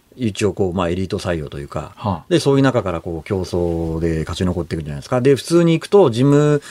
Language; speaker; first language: Japanese; native; Japanese